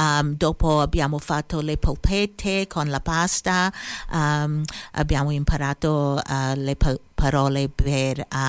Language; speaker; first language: Italian; early bilingual, heritage; Italian